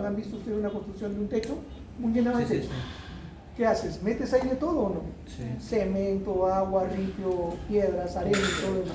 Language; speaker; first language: Spanish; native; Spanish